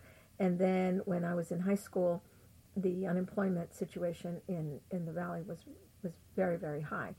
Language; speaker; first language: English; native; English